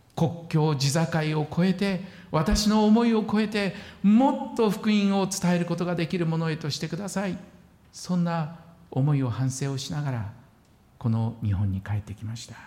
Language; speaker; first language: Japanese; native; Japanese